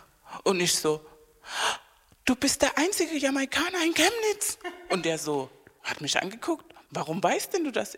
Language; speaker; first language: German; non-native, fluent; Spanish